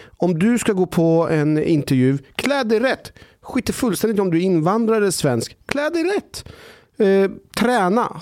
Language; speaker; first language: Swedish; early bilingual, other home language; Persian